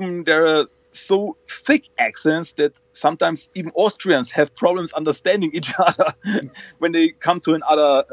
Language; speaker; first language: English; non-native, fluent; German